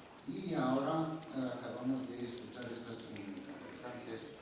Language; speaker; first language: Spanish; non-native, fluent; Arabic